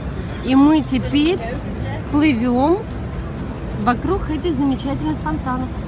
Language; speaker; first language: Russian; native; Russian